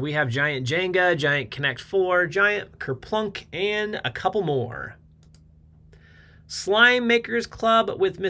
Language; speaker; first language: English; native; English